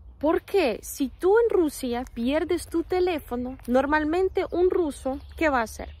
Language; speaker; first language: Spanish; non-native, fluent; Russian